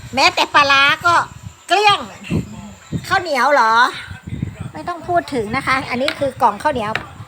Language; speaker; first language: Thai; native; Thai